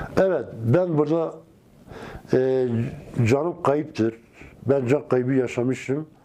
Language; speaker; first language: Turkish; non-native, local second language; Kurdish